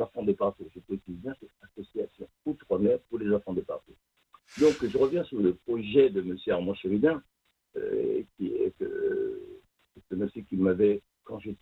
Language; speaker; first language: French; native; French